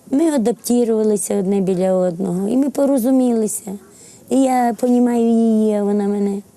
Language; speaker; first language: Ukrainian; native; Ukrainian